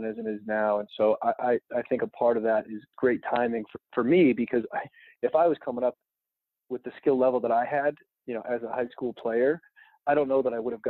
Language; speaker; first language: English; native; English